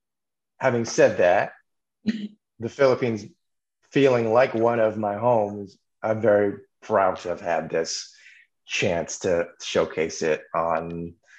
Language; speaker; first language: English; native; English